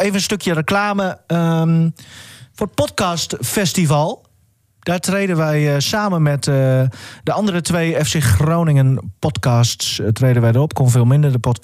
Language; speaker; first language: Dutch; native; Dutch